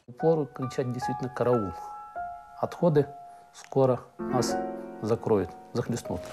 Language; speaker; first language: Russian; native; Russian